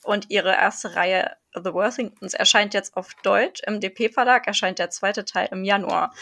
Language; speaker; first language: German; native; German